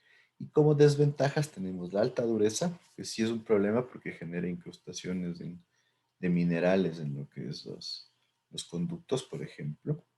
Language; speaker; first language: Spanish; native; Spanish